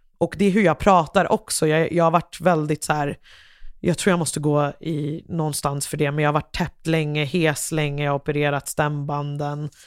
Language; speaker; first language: Swedish; early bilingual, other home language; English